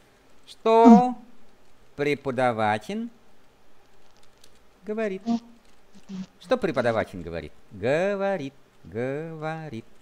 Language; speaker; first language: Russian; non-native, fluent; Vietnamese